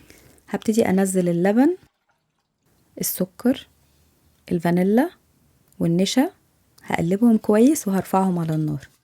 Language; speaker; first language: Arabic; native; Arabic